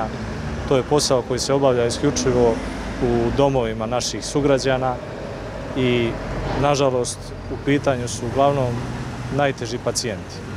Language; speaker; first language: Serbian; native; Serbian